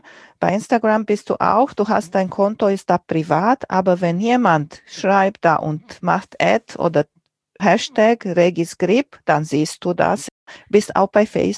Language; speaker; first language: German; non-native, fluent; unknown